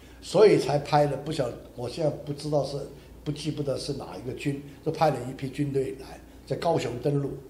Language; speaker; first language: Chinese; non-native, local second language; Hakka Chinese